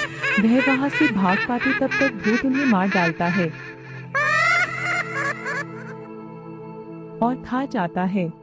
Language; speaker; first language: Hindi; native; Hindi